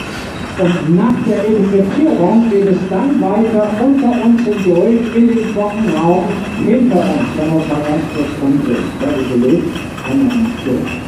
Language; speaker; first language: German; native; German